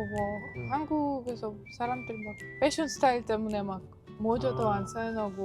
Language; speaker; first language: Korean; non-native, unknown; Ukrainian